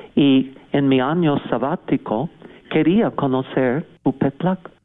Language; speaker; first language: Spanish; non-native, fluent; English